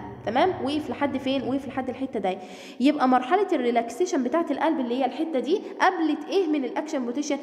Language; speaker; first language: Arabic; native; Arabic